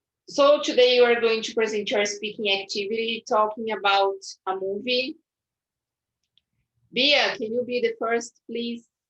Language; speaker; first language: English; non-native, fluent; Portuguese